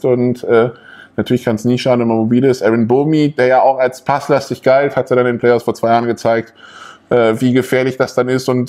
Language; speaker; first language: German; native; German